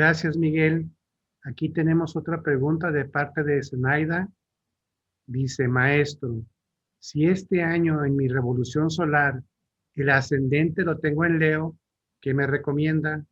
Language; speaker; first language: Spanish; native; Spanish